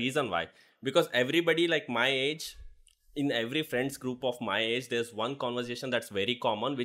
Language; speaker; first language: English; non-native, local second language; Kannada